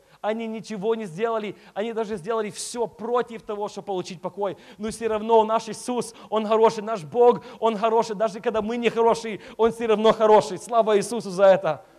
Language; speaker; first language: Russian; early bilingual, heritage; Russian